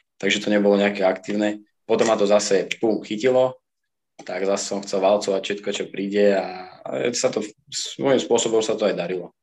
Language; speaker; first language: Slovak; native; Slovak